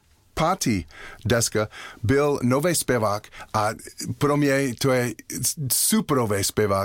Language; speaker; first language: Czech; non-native, learner; English